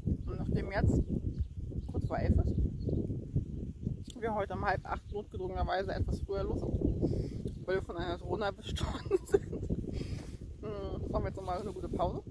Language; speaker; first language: German; native; German